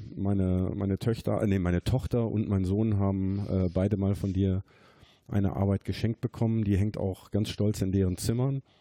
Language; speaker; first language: German; native; German